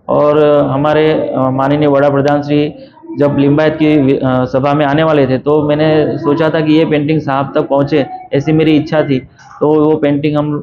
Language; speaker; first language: Hindi; non-native, local second language; Marathi